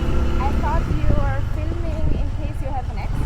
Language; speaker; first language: English; non-native, fluent; German